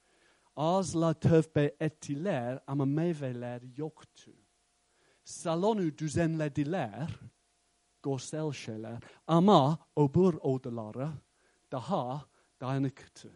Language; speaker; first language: Turkish; non-native, fluent; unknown